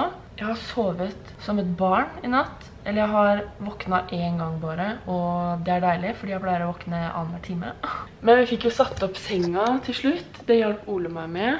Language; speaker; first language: Norwegian; native; Norwegian